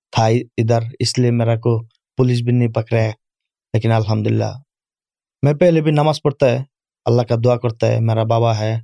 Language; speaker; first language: Urdu; non-native, fluent; Bangla